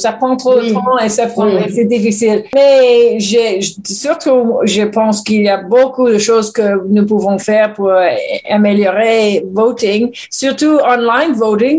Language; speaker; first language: French; non-native, learner; English